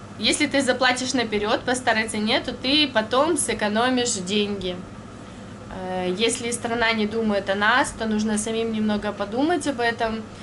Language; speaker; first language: Russian; non-native, local second language; Ukrainian